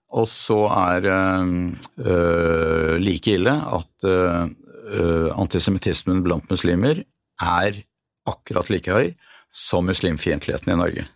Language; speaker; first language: Norwegian; early bilingual, other home language; Hungarian